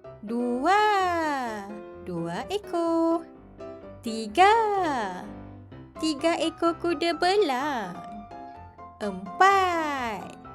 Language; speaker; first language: Malay; native; Malay